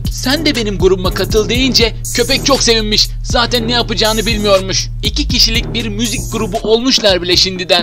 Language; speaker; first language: Turkish; native; Turkish